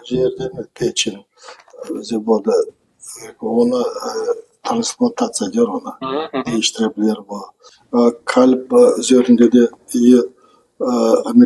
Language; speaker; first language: Turkish; non-native, learner; Kazakh